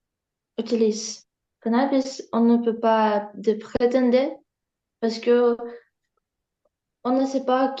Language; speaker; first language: French; non-native, learner; Russian